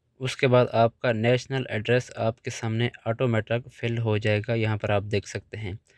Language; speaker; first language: Urdu; non-native, local second language; Punjabi